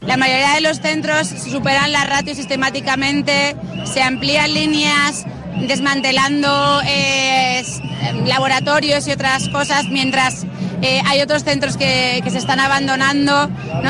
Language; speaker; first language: Spanish; native; Spanish